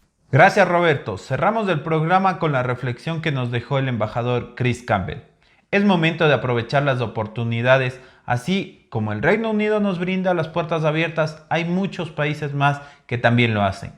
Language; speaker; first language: Spanish; native; Spanish